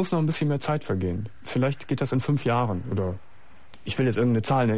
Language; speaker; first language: German; native; German